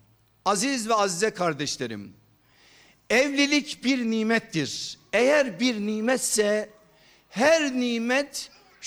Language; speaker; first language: Turkish; native; Turkish